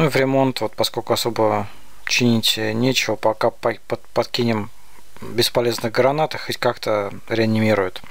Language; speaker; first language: Russian; native; Russian